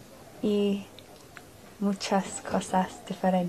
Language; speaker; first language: Spanish; non-native, learner; English